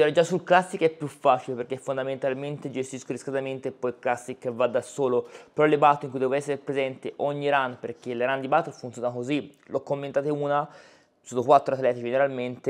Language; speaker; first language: Italian; native; Italian